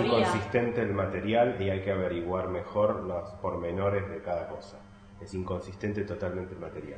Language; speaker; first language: Spanish; native; Spanish